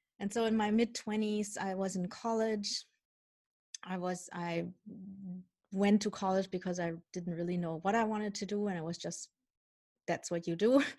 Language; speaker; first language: English; non-native, fluent; Dutch